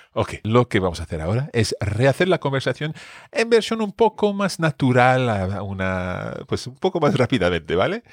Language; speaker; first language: Spanish; non-native, fluent; English